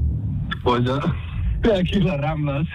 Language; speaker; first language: Catalan; early bilingual, other home language; Arabic